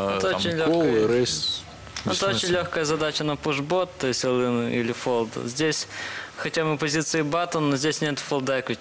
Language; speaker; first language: Russian; native; Russian